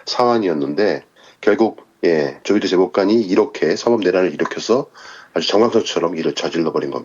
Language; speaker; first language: Korean; native; Korean